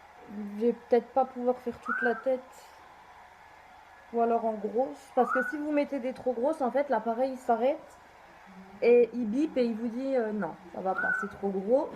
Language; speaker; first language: French; native; French